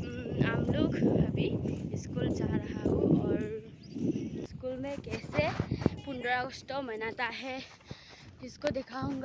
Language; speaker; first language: Hindi; non-native, local second language; Assamese